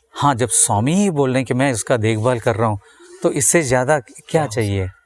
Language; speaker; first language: Hindi; non-native, local second language; Tamil